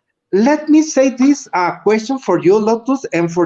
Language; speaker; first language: English; non-native, learner; Spanish